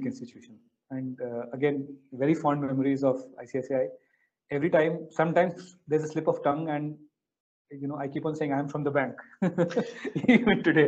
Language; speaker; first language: English; non-native, local second language; Hindi